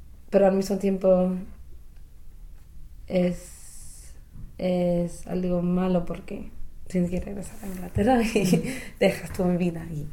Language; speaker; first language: Spanish; non-native, fluent; English